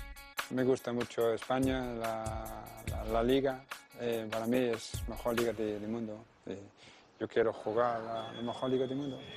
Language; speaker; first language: Spanish; non-native, learner; Danish